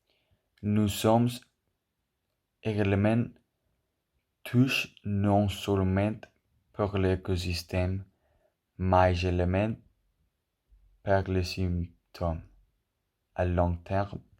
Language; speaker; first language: French; non-native, learner; Spanish